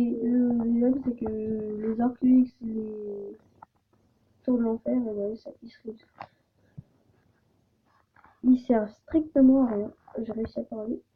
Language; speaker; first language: French; native; French